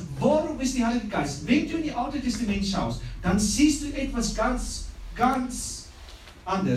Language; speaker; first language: German; non-native, learner; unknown